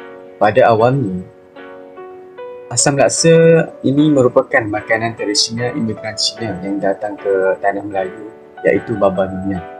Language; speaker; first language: Malay; native; Malay